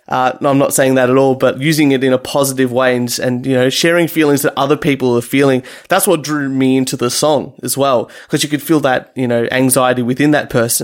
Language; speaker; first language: English; native; English